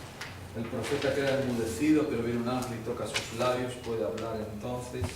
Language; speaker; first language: Spanish; native; Spanish